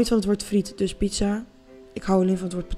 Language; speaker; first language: Dutch; native; Dutch